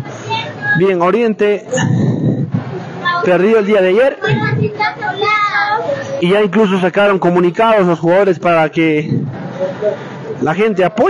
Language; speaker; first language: Spanish; native; Spanish